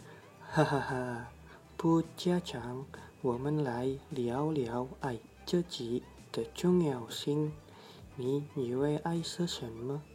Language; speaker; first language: Chinese; non-native, learner; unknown